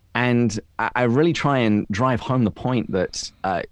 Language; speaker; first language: English; native; English